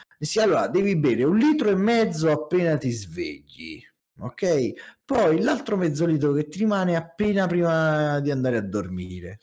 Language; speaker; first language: Italian; native; Italian